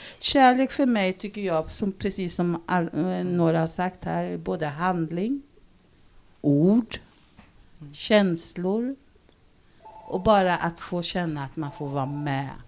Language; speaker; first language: Swedish; early bilingual, other home language; Spanish